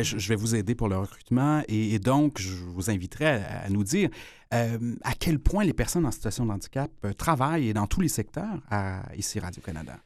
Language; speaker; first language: French; native; French